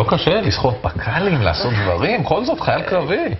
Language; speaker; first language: Hebrew; native; Hebrew